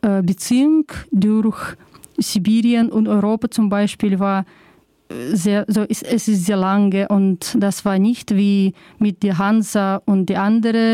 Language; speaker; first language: German; non-native, learner; Russian